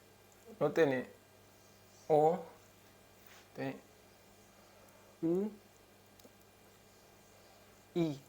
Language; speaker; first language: Portuguese; non-native, local second language; Upper Guinea Crioulo